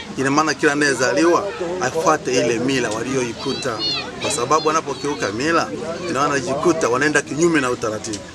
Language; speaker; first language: Swahili; non-native, local second language; Sukuma